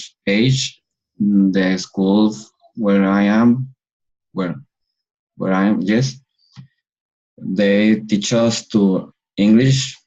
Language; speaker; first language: English; non-native, learner; Spanish